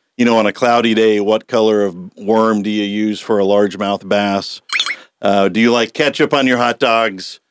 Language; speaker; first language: English; native; English